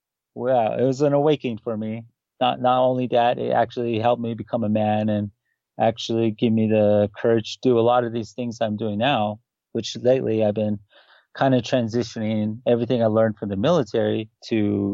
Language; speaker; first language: English; native; English